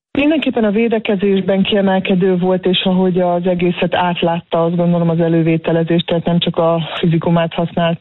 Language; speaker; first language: Hungarian; native; Hungarian